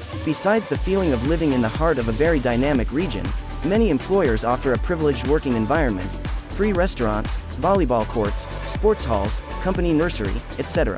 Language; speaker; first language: English; non-native, learner; French